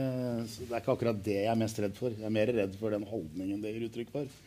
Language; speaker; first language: Norwegian; native; Norwegian